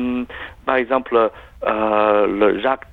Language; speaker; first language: French; non-native, learner; Chinese